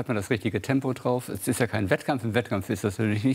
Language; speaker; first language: German; native; German